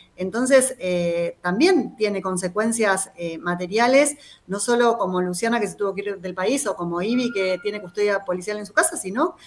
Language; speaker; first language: Spanish; native; Spanish